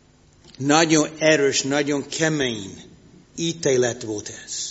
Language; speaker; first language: Hungarian; non-native, fluent; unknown